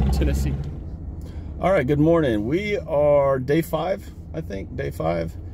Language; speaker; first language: English; native; English